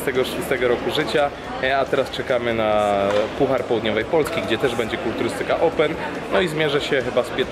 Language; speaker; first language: Polish; native; Polish